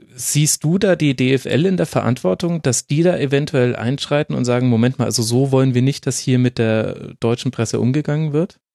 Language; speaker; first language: German; native; German